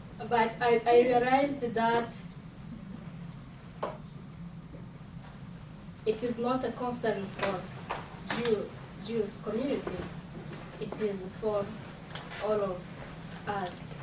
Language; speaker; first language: English; non-native, local second language; Kinyarwanda